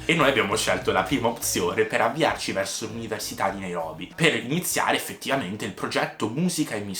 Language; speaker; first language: Italian; native; Italian